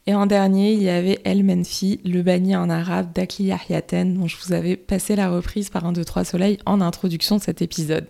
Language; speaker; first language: French; native; French